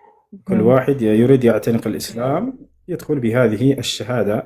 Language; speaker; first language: Arabic; non-native, fluent; Amharic